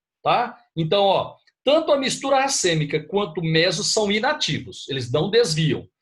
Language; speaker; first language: Portuguese; native; Portuguese